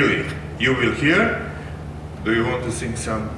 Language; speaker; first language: English; non-native, learner; Serbian